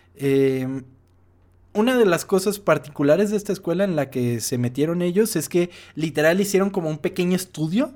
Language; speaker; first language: Spanish; non-native, fluent; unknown